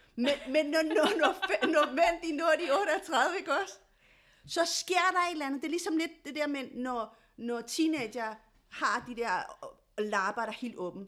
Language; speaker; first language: Danish; early bilingual, other home language; Spanish